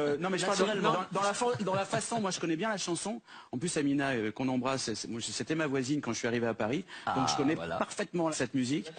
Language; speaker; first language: French; native; French